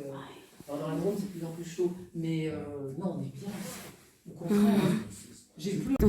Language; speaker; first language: French; native; French